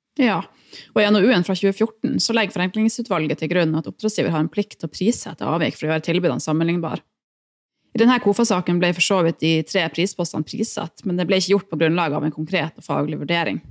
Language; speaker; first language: Norwegian; native; Norwegian